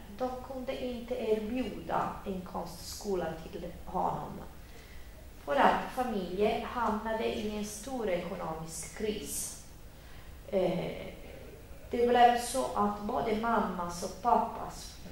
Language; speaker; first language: Swedish; non-native, fluent; Italian